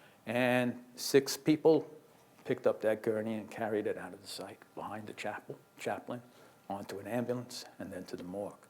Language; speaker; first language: English; native; English